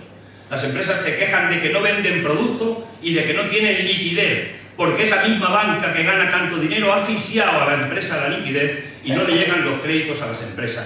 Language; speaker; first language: Spanish; native; Spanish